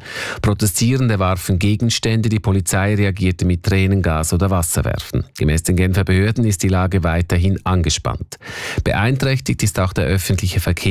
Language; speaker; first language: German; native; German